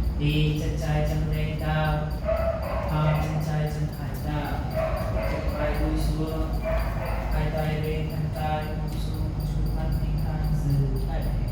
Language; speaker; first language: Vietnamese; non-native, learner; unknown